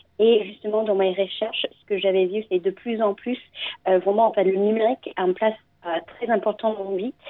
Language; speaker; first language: French; non-native, fluent; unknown